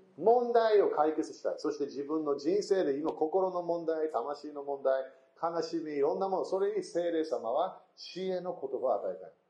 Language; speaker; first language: Japanese; non-native, fluent; English